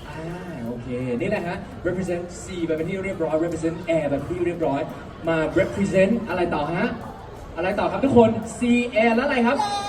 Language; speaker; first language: Thai; native; Thai